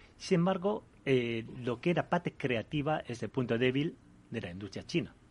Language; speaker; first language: Spanish; early bilingual, other home language; Chinese